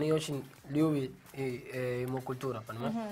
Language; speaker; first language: Russian; non-native, learner; Spanish